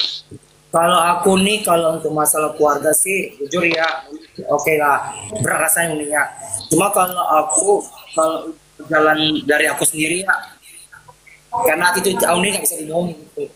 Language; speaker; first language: Indonesian; native; Indonesian